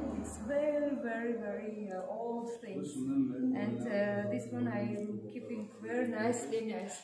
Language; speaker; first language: English; non-native, learner; Armenian